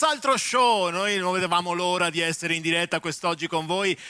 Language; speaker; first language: Italian; native; Italian